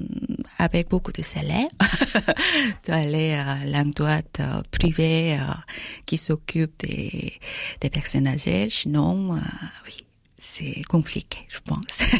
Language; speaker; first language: French; non-native, learner; Korean